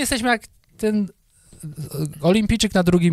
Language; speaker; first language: Polish; native; Polish